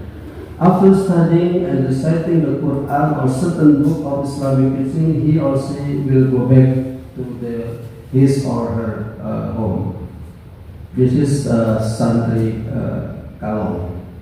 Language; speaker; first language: English; non-native, learner; Indonesian